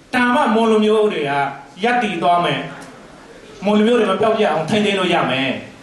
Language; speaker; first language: Burmese; non-native, local second language; Mon